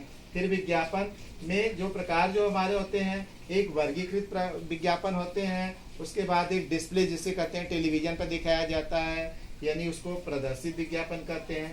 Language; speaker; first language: Hindi; native; Hindi